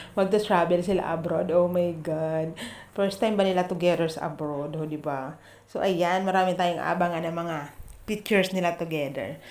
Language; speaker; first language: Filipino; native; Filipino